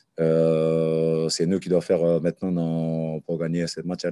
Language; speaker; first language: French; non-native, learner; Japanese